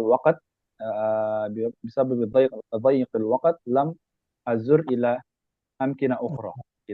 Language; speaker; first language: Arabic; non-native, fluent; Indonesian